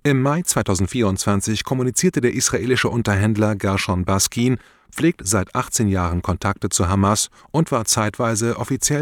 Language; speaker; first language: German; native; German